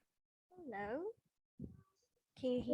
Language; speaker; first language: English; non-native, fluent; Vietnamese